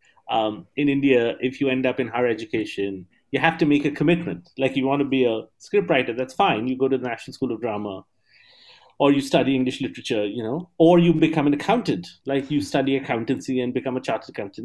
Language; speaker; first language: English; non-native, local second language; Bangla